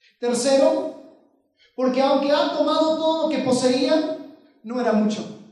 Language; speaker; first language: Spanish; early bilingual, heritage; Spanish